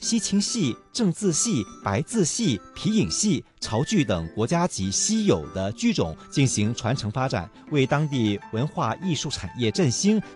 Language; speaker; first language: Chinese; native; Chinese